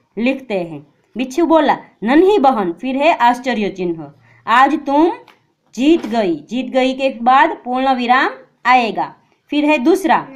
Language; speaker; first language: Hindi; non-native, local second language; Gujarati